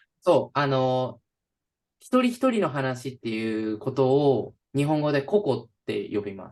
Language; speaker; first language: Japanese; native; Japanese